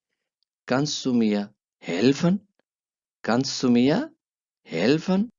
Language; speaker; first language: German; non-native, fluent; Urdu